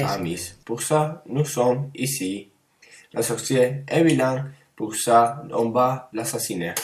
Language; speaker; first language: French; non-native, learner; Spanish